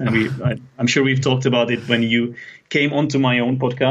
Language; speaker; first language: English; non-native, fluent; Czech